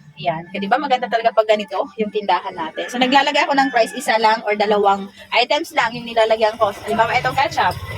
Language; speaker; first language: Filipino; non-native, local second language; Waray